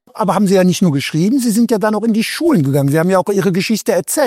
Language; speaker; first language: German; native; German